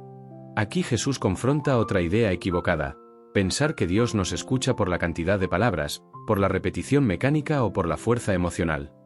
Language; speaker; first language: Spanish; native; Spanish